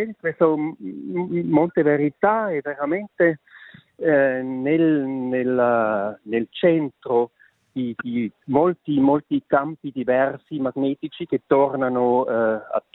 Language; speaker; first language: Italian; non-native, local second language; Swiss German